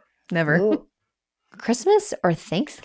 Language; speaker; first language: English; native; English